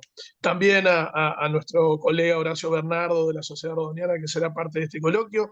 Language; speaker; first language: Spanish; native; Spanish